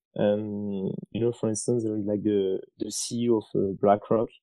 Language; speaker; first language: English; non-native, fluent; French